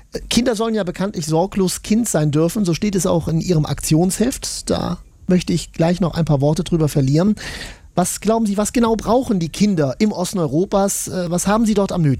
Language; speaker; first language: German; native; German